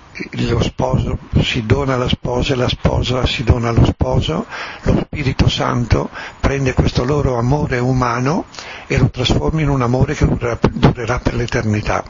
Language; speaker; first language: Italian; native; Italian